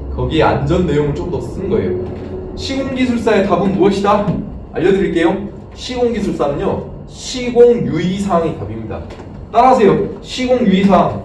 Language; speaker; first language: Korean; native; Korean